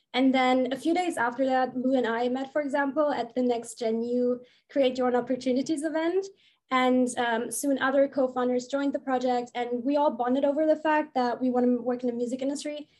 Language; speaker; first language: English; non-native, fluent; German